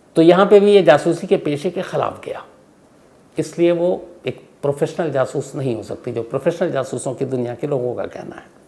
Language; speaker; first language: Hindi; native; Hindi